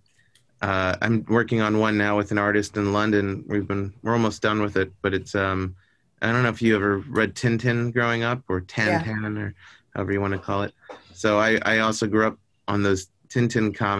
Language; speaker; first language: English; native; English